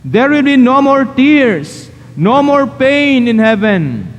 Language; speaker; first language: English; non-native, local second language; Filipino